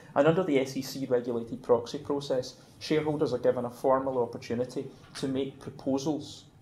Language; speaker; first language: English; native; English